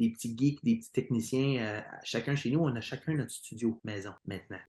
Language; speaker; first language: French; native; French